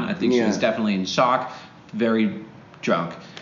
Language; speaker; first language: English; native; English